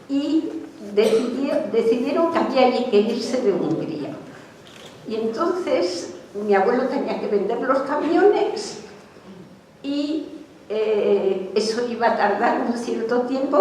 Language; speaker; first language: Spanish; early bilingual, other home language; Hungarian